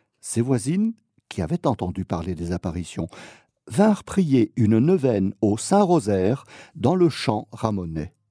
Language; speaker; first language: French; native; French